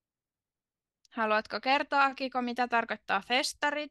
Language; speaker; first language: Finnish; native; Finnish